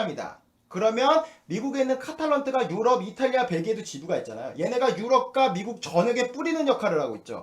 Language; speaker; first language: Korean; native; Korean